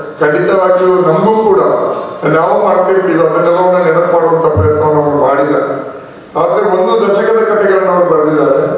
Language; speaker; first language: Kannada; non-native, local second language; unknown